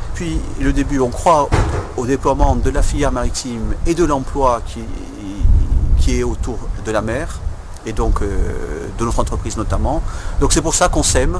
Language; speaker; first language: French; native; French